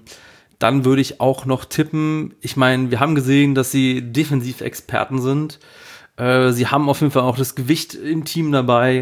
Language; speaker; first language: German; native; German